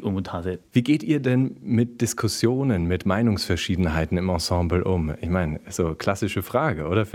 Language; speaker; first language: German; native; German